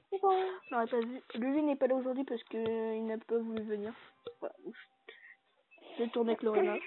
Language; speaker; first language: French; native; French